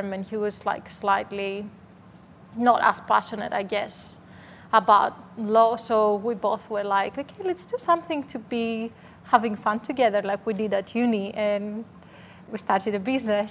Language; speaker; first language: English; non-native, fluent; Greek